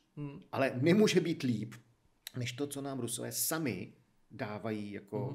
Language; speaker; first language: Czech; native; Czech